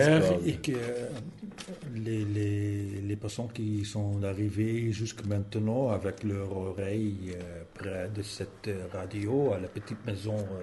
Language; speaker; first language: French; non-native, learner; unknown